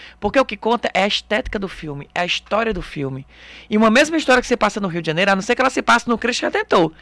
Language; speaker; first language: Portuguese; native; Portuguese